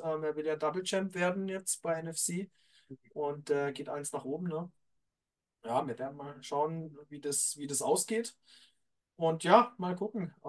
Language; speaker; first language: German; native; German